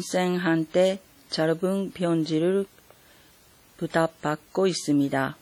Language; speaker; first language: Korean; non-native, fluent; Japanese